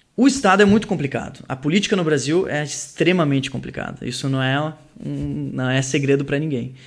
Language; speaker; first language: Portuguese; early bilingual, other home language; French